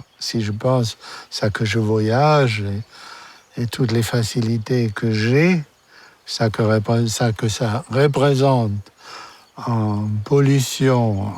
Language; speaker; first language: French; non-native, fluent; German